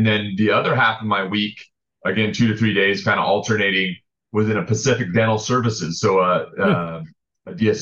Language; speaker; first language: English; native; English